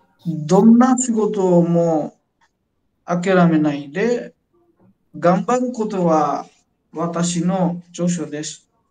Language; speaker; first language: Japanese; non-native, learner; Nepali